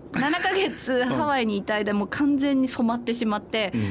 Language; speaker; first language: Japanese; native; Japanese